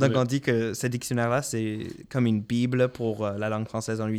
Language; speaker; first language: French; non-native, local second language; English